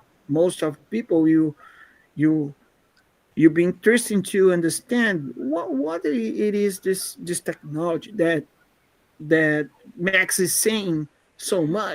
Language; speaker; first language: English; non-native, fluent; Portuguese